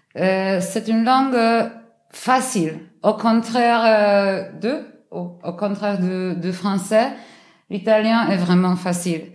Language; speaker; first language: French; non-native, learner; Polish